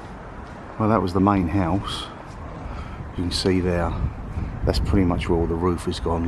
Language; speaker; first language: English; native; English